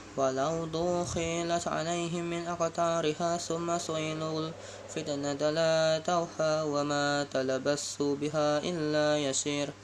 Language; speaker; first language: Arabic; non-native, learner; Indonesian